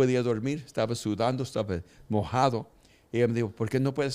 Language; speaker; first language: Spanish; early bilingual, heritage; Spanish